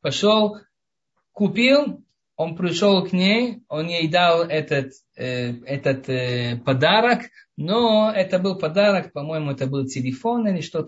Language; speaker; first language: Russian; early bilingual, heritage; Russian